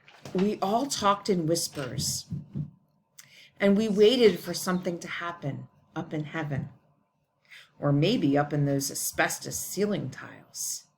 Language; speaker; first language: English; native; English